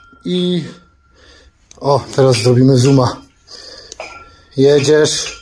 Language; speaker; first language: Polish; native; Polish